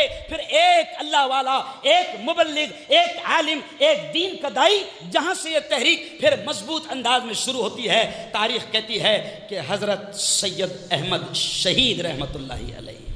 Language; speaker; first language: Urdu; native; Urdu